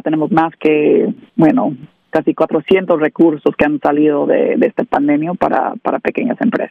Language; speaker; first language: Spanish; non-native, learner; English